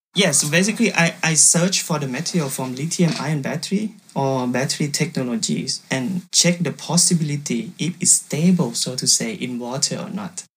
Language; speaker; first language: English; non-native, fluent; Thai